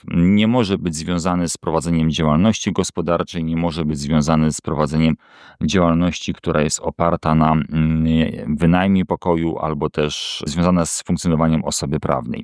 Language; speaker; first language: Polish; native; Polish